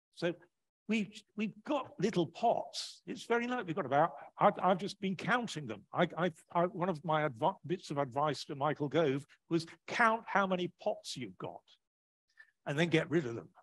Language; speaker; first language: English; native; English